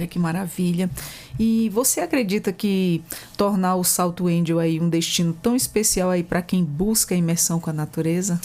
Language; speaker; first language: Portuguese; native; Portuguese